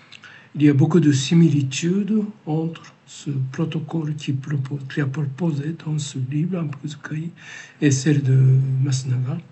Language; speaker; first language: French; non-native, learner; Japanese